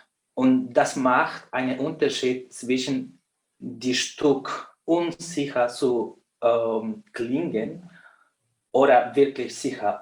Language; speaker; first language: German; non-native, fluent; Spanish